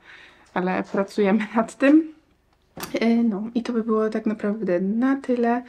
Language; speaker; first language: Polish; native; Polish